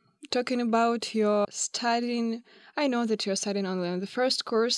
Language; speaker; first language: English; non-native, fluent; Russian